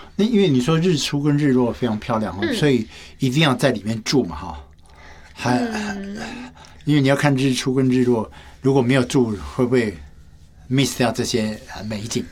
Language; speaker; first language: Chinese; native; Chinese